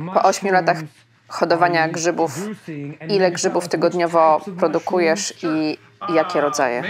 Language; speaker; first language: Polish; native; Polish